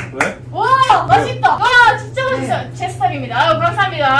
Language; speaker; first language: Korean; non-native, learner; Italian